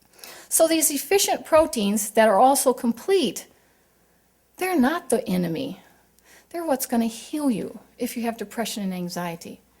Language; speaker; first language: English; native; English